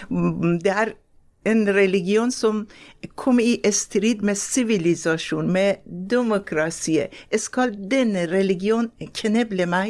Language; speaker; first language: Norwegian; non-native, fluent; Persian